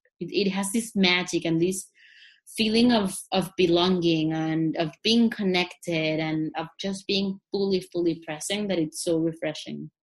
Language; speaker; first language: English; non-native, fluent; Spanish